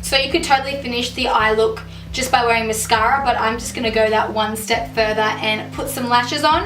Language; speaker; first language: English; native; English